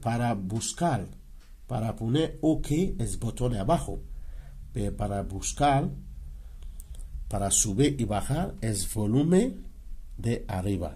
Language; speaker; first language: Spanish; non-native, learner; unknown